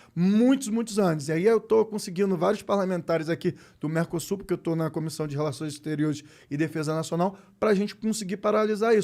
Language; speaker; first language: Portuguese; native; Portuguese